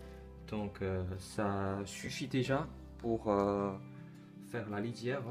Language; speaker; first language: French; non-native, learner; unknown